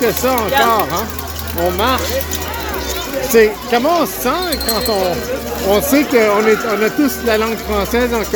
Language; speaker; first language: French; native; French